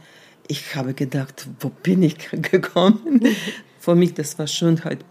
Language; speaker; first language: German; non-native, fluent; Serbian